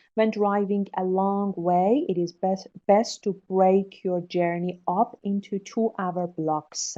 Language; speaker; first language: English; non-native, fluent; Persian